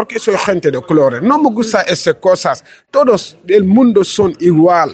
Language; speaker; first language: Spanish; non-native, learner; Wolof